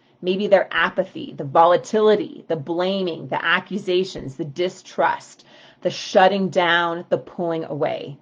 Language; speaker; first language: English; native; English